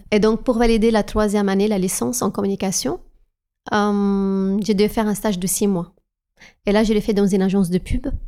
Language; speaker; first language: French; non-native, fluent; Arabic